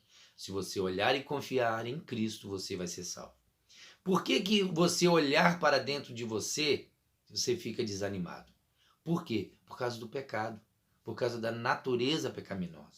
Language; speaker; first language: Portuguese; native; Portuguese